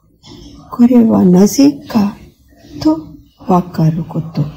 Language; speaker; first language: Japanese; non-native, fluent; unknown